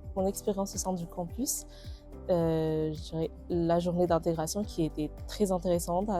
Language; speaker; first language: French; non-native, local second language; Malagasy